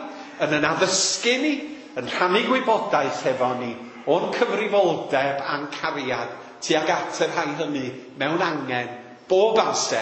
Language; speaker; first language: Welsh; native; Welsh